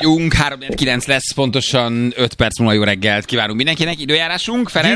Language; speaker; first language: Hungarian; native; Hungarian